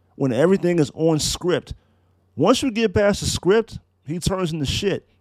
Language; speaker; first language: English; native; English